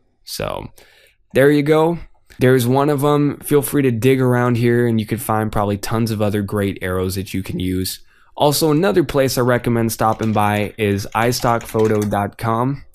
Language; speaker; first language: English; native; English